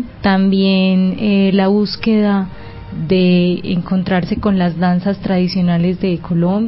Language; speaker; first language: Spanish; native; Spanish